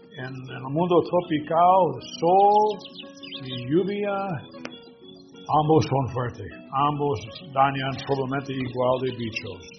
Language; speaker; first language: Spanish; non-native, learner; English